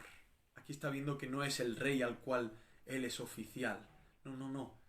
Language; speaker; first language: Spanish; native; Spanish